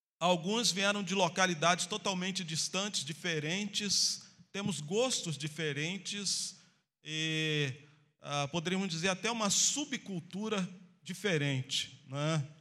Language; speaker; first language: Portuguese; native; Portuguese